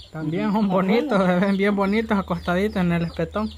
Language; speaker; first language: Spanish; native; Spanish